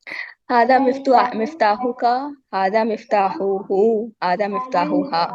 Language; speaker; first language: Arabic; non-native, learner; Urdu